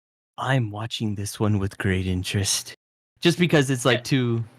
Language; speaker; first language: English; native; English